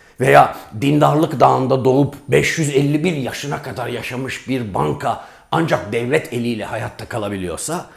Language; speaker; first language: Turkish; native; Turkish